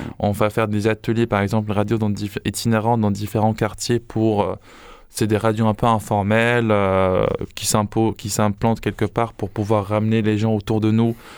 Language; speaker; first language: French; non-native, local second language; Arabic